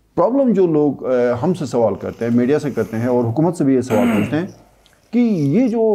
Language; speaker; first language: Urdu; non-native, local second language; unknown